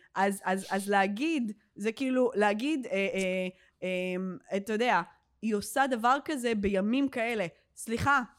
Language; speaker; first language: Hebrew; native; Hebrew